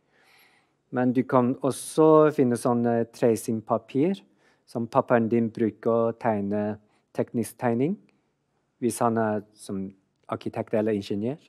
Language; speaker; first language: Norwegian; non-native, fluent; Chinese